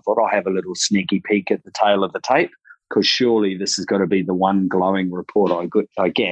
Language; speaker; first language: English; native; English